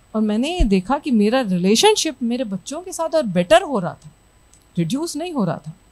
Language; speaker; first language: Hindi; native; Hindi